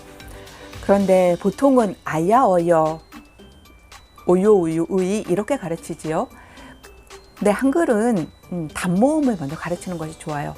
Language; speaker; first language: Korean; native; Korean